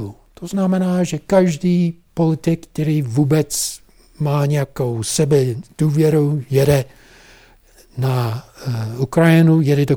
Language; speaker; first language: Czech; non-native, fluent; English